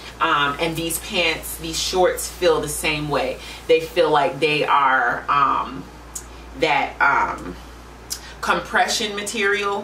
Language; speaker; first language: English; native; English